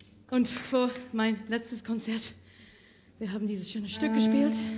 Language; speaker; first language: German; non-native, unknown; English